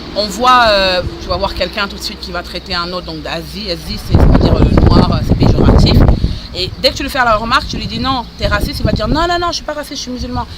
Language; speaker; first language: French; non-native, local second language; Arabic